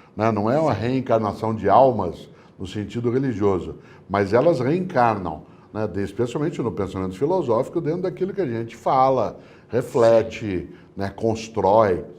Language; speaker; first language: Portuguese; native; Portuguese